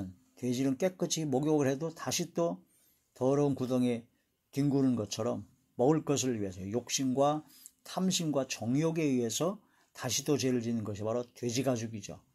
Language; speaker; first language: Korean; native; Korean